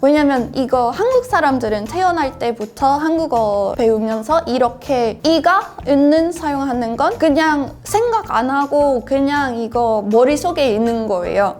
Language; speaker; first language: Korean; non-native, fluent; English